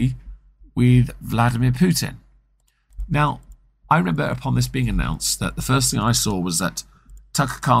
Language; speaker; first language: English; native; English